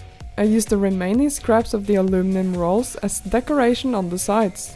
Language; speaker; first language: English; non-native, fluent; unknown